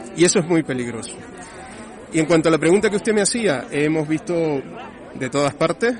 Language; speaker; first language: Spanish; native; Spanish